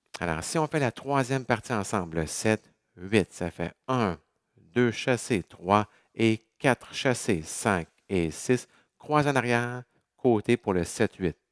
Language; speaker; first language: French; native; French